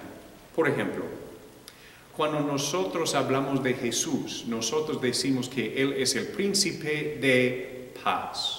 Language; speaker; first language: Spanish; non-native, fluent; English